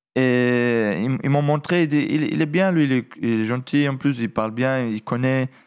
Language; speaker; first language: French; non-native, fluent; Russian